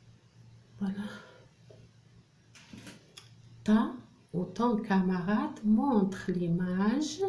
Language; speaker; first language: French; non-native, local second language; Arabic